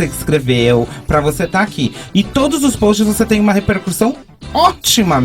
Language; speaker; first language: Portuguese; native; Portuguese